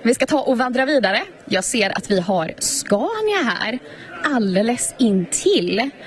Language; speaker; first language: Swedish; native; Swedish